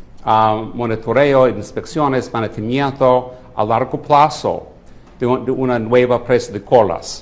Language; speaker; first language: Spanish; non-native, fluent; English